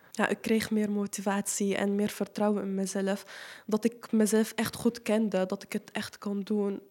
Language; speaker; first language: Dutch; non-native, fluent; Arabic